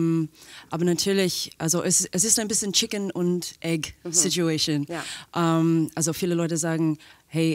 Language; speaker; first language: German; non-native, fluent; English